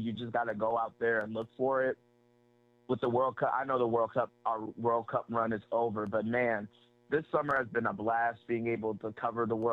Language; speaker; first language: English; native; English